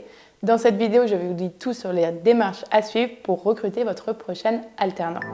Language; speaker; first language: French; native; French